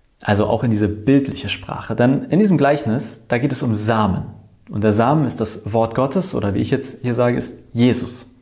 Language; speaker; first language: German; native; German